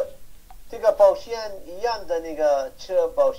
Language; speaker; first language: Chinese; non-native, learner; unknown